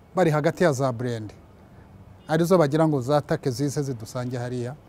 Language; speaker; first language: Kinyarwanda; early bilingual, heritage; Kinyarwanda